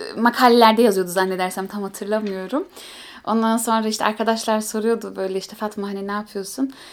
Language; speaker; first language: Turkish; early bilingual, heritage; Turkish